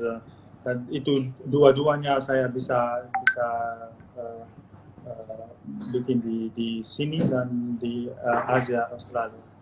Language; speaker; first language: Indonesian; non-native, fluent; Dutch